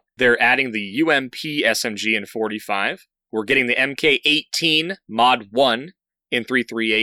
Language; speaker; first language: English; native; English